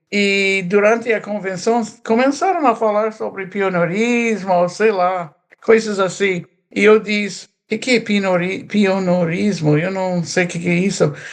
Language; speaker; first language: Portuguese; non-native, fluent; English